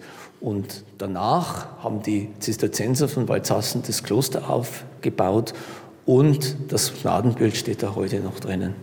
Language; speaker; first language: German; native; German